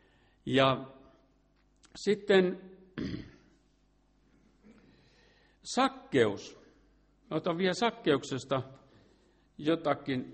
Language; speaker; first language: Finnish; native; Finnish